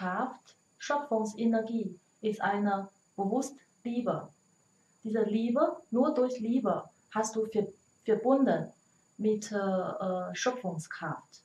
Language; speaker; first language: German; non-native, learner; Chinese